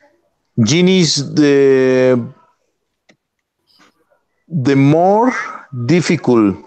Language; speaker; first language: English; non-native, learner; Spanish